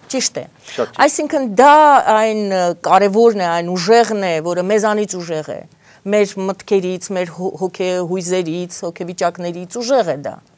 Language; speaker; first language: Armenian; native; Armenian